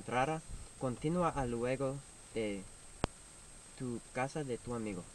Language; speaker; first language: Spanish; non-native, learner; English